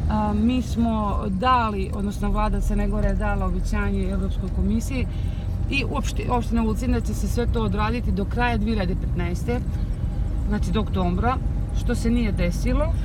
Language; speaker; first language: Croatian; non-native, fluent; German